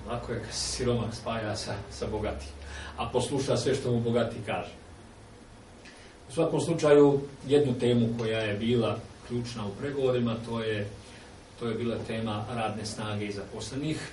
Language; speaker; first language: Serbian; native; Serbian